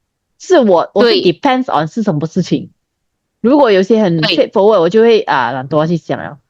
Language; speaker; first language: Chinese; native; Chinese